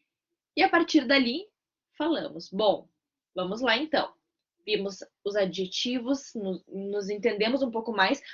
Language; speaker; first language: Portuguese; native; Portuguese